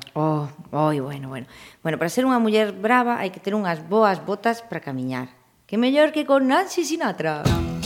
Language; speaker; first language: Galician; native; Galician